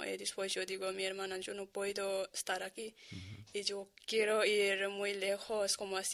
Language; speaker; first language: Spanish; non-native, learner; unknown